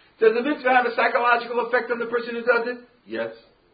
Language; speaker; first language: English; native; English